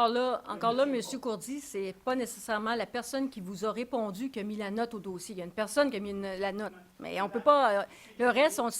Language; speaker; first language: French; native; French